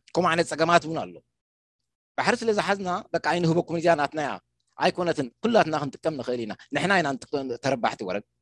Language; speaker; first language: Tigrinya; non-native, local second language; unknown